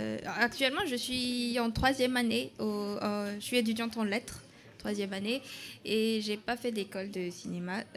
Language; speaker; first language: French; non-native, local second language; Malagasy